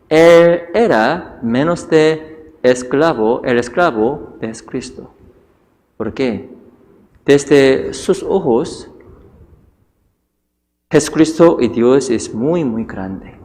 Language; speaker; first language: Spanish; non-native, fluent; Korean